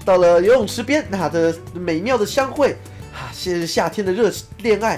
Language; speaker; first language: Chinese; native; Chinese